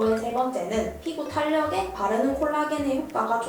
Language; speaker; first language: Korean; native; Korean